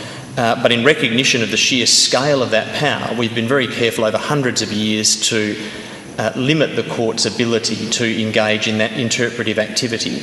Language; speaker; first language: English; native; English